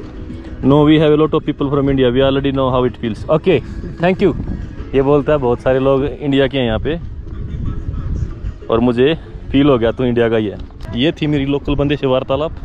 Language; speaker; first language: Hindi; native; Hindi